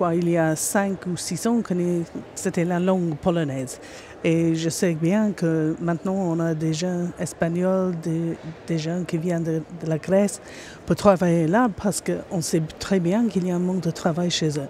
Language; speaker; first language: French; non-native, fluent; English